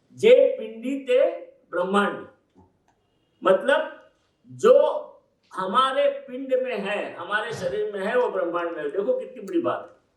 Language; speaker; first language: Hindi; native; Hindi